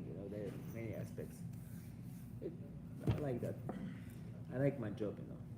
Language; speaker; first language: English; non-native, learner; Russian